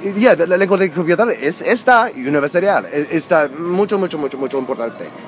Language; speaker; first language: Spanish; early bilingual, heritage; Spanish